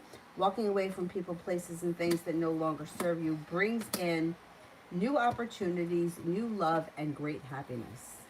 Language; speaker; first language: English; native; English